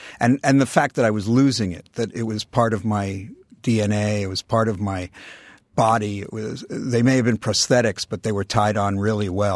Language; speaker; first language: English; native; English